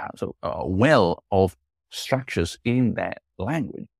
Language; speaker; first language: English; non-native, fluent; Italian